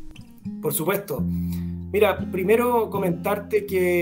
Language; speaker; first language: Spanish; native; Spanish